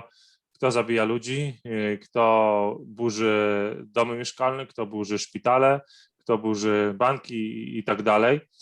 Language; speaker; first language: Polish; non-native, fluent; Arabic